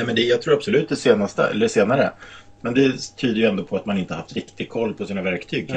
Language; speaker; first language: Swedish; native; Swedish